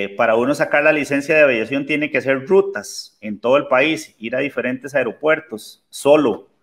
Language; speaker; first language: Spanish; native; Spanish